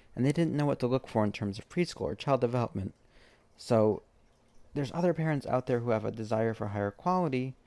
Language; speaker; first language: English; native; English